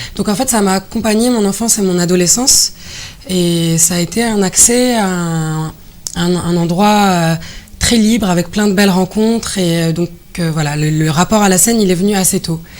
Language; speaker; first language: French; non-native, local second language; Arabic